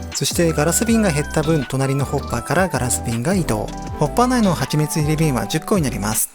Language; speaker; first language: Japanese; native; Japanese